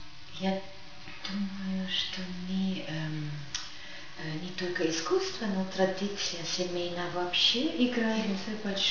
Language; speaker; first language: Russian; non-native, fluent; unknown